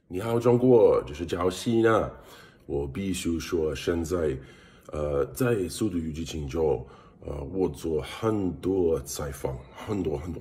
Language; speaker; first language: Chinese; non-native, learner; English